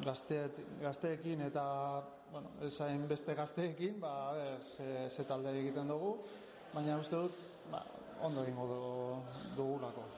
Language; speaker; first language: Basque; non-native, local second language; Spanish